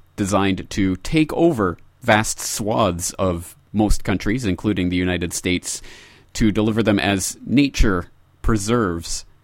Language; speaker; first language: English; native; English